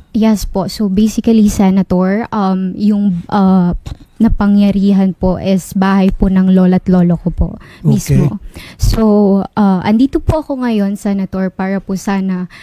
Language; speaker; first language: Filipino; non-native, local second language; Waray